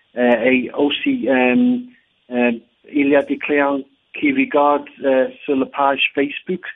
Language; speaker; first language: French; non-native, learner; English